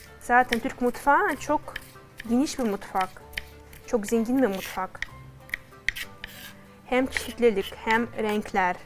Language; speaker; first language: Turkish; non-native, fluent; Russian